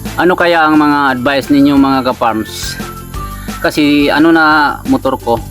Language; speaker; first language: Filipino; non-native, fluent; Cebuano